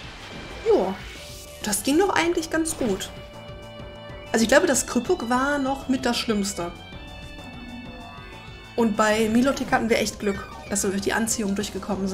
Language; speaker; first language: German; native; German